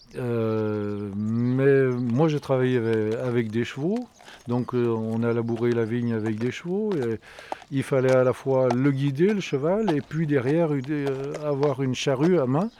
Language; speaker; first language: French; native; French